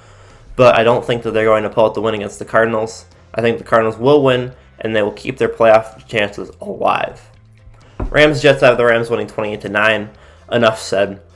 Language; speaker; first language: English; native; English